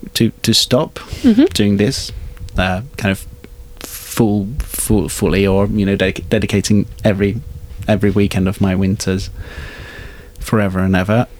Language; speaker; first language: English; non-native, fluent; Hungarian